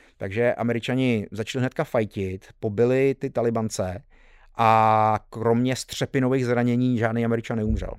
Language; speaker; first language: Czech; early bilingual, heritage; Czech